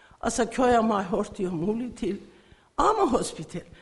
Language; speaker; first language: Danish; non-native, learner; Persian